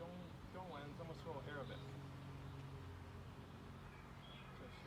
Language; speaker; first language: Chinese; non-native, learner; English